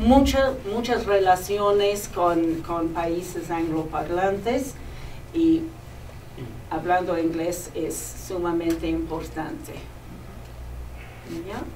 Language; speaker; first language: Spanish; non-native, fluent; English